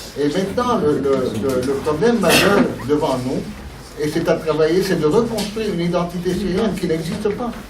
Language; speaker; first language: French; non-native, fluent; Arabic